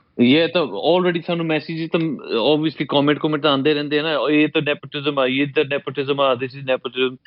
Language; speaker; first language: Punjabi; early bilingual, heritage; Punjabi